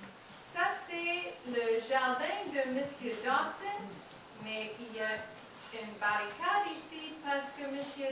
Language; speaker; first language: French; non-native, learner; English